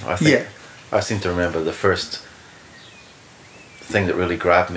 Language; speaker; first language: English; native; English